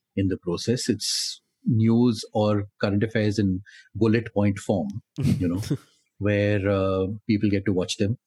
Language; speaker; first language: English; non-native, local second language; Hindi